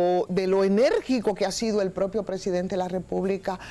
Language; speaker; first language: Spanish; native; Spanish